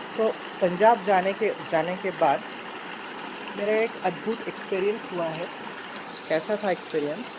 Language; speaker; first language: Hindi; non-native, local second language; Bangla